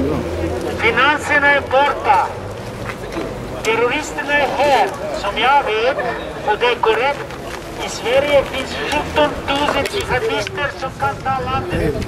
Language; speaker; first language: Swedish; non-native, fluent; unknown